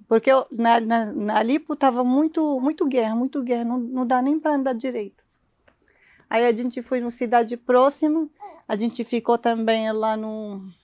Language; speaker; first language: Portuguese; non-native, learner; Arabic